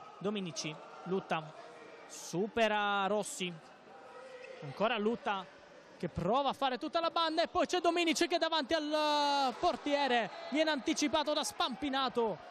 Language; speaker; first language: Italian; native; Italian